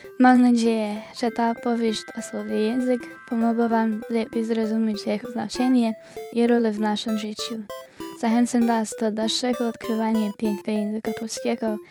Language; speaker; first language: Polish; non-native, learner; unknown